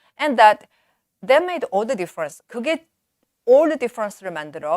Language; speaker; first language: English; non-native, fluent; Korean